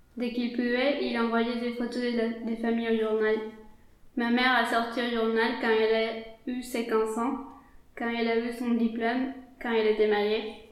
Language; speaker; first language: French; non-native, fluent; Spanish